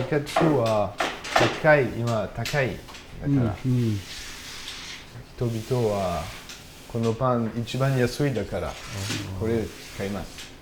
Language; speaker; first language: Japanese; non-native, learner; French